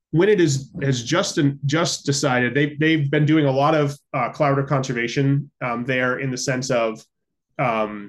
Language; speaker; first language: English; native; English